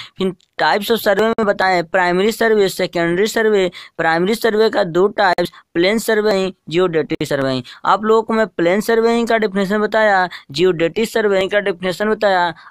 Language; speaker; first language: Hindi; native; Hindi